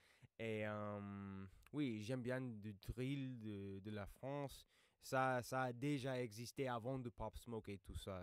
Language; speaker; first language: French; non-native, fluent; English